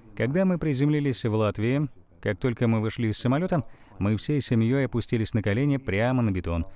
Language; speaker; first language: Russian; non-native, fluent; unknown